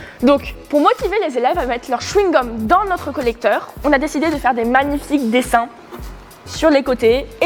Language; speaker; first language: French; native; French